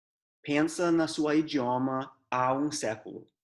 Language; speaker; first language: Portuguese; non-native, fluent; English